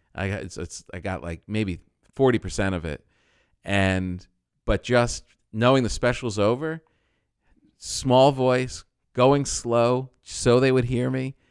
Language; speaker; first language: English; native; English